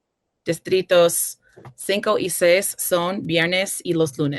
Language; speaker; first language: Spanish; non-native, fluent; English